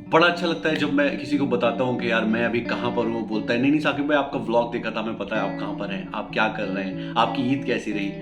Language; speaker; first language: Hindi; native; Hindi